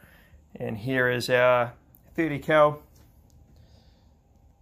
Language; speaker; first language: English; native; English